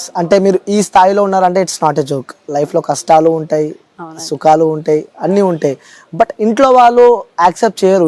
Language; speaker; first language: Telugu; native; Telugu